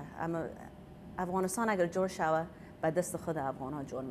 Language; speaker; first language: Persian; early bilingual, heritage; Persian